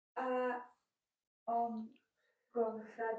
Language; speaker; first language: Spanish; non-native, learner; French